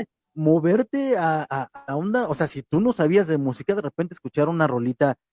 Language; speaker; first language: Spanish; native; Spanish